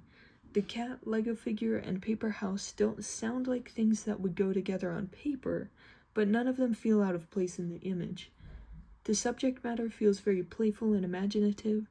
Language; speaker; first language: English; native; English